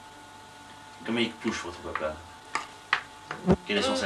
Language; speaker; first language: French; native; French